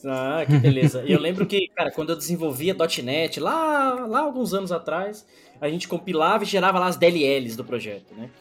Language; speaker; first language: Portuguese; native; Portuguese